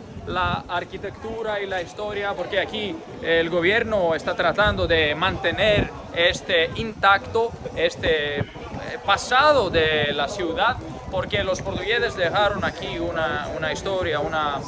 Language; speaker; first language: Spanish; non-native, fluent; Portuguese